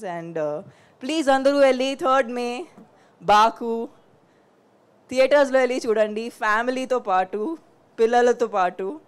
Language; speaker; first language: Telugu; non-native, fluent; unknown